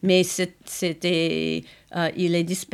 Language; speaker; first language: French; non-native, fluent; English